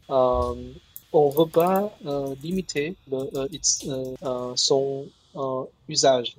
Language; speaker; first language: French; non-native, learner; Chinese